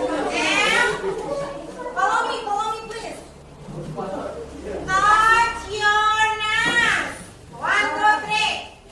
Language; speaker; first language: English; non-native, learner; Indonesian